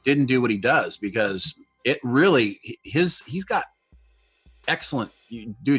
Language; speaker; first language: English; native; English